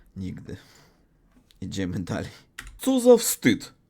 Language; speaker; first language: Polish; non-native, learner; Russian